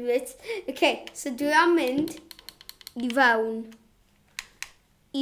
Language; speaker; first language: Welsh; non-native, local second language; English